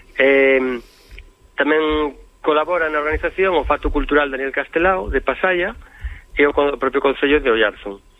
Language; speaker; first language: Galician; native; Galician